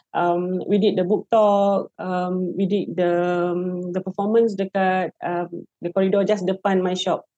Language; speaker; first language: English; non-native, local second language; Malay